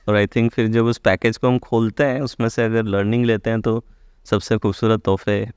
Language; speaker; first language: Hindi; native; Hindi